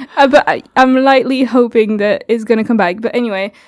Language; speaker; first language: English; non-native, fluent; French